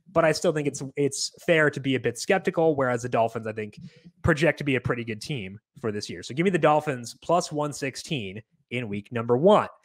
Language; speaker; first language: English; native; English